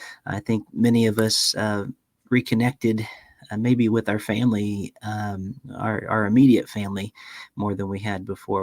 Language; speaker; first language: English; native; English